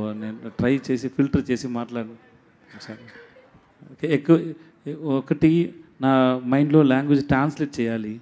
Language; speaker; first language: Telugu; non-native, learner; Tamil